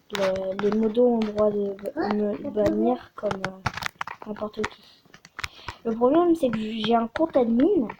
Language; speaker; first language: French; native; French